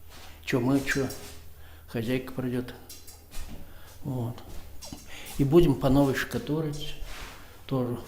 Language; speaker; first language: Russian; native; Russian